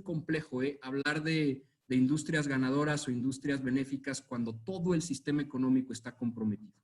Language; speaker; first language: Spanish; native; Spanish